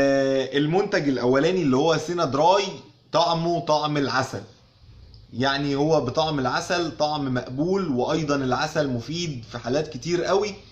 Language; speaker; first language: Arabic; native; Arabic